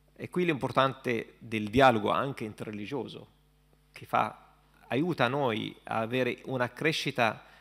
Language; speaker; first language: Italian; non-native, fluent; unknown